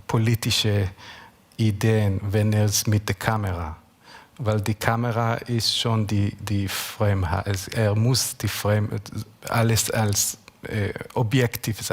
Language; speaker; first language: German; non-native, learner; Hebrew